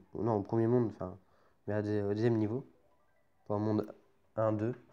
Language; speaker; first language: French; native; French